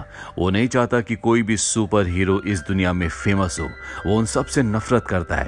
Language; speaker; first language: Hindi; native; Hindi